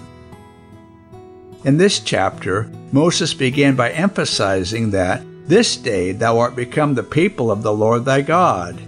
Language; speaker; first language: English; non-native, local second language; Yoruba